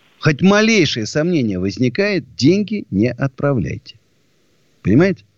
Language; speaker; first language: Russian; native; Russian